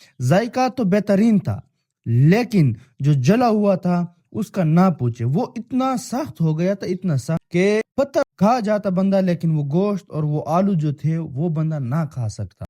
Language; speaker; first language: Urdu; non-native, local second language; Pashto